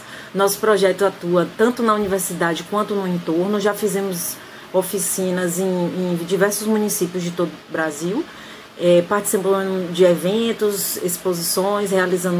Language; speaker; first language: Portuguese; native; Portuguese